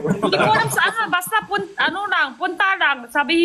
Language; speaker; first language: Filipino; non-native, learner; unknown